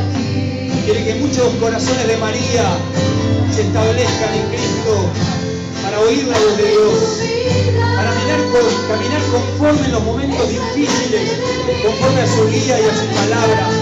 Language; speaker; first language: Spanish; native; Spanish